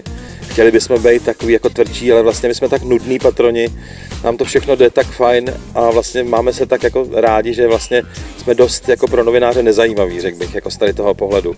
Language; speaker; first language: Czech; native; Czech